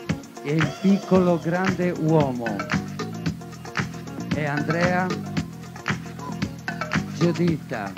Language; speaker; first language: Italian; non-native, fluent; Spanish